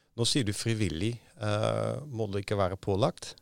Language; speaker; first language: Norwegian; non-native, fluent; Dutch